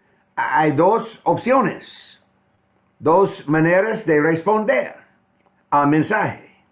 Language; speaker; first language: Spanish; non-native, fluent; English